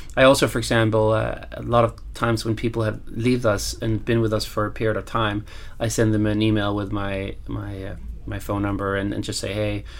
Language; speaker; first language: English; non-native, fluent; Danish